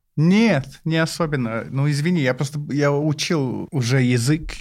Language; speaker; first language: Russian; non-native, fluent; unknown